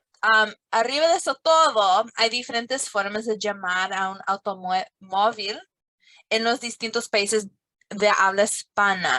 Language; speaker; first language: Spanish; non-native, fluent; English